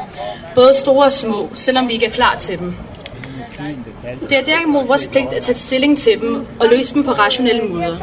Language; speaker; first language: Danish; native; Danish